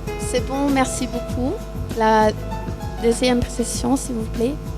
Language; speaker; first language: French; non-native, fluent; Thai